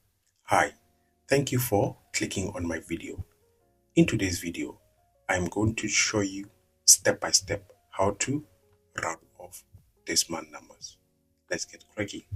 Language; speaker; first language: English; non-native, local second language; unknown